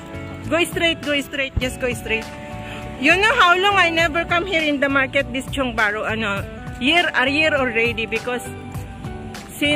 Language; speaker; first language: English; non-native, learner; Filipino